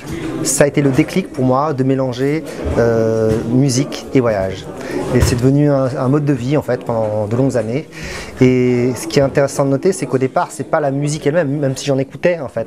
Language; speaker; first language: French; native; French